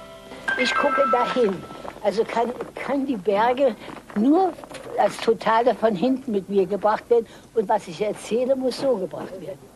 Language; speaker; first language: German; native; German